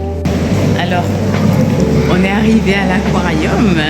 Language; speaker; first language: French; native; French